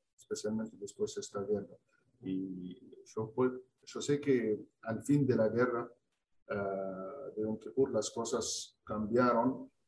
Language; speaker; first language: Spanish; non-native, fluent; Arabic